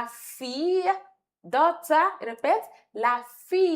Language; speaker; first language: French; non-native, fluent; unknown